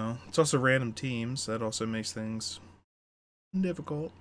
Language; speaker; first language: English; native; English